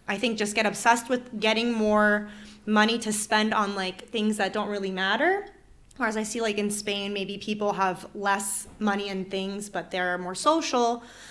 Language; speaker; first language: English; native; English